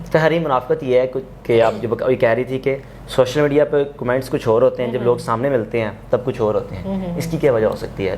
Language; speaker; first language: Urdu; native; Urdu